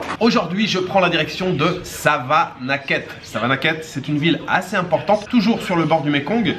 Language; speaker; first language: French; native; French